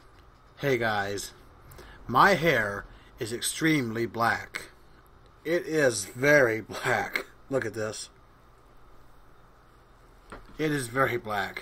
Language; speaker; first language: English; native; English